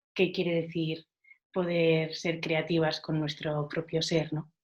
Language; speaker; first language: Spanish; non-native, local second language; Catalan